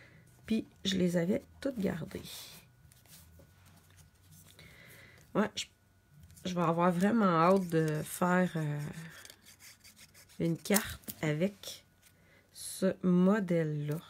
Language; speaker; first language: French; native; French